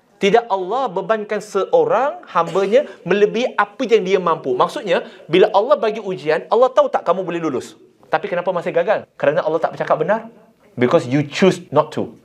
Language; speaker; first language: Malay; non-native, local second language; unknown